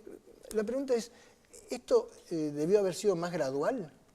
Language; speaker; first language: Spanish; native; Spanish